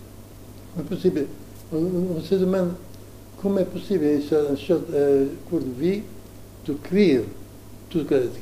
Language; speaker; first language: French; non-native, learner; Italian